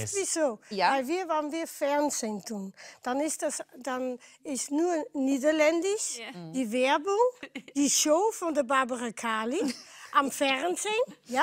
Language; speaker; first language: German; non-native, fluent; Dutch